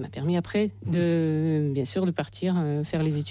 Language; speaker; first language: French; non-native, fluent; Russian